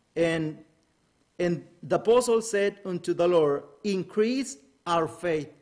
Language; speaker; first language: English; non-native, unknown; Spanish